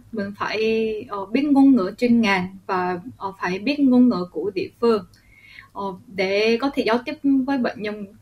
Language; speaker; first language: Vietnamese; early bilingual, other home language; Korean